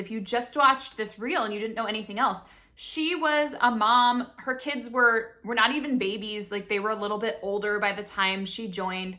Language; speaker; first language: English; native; English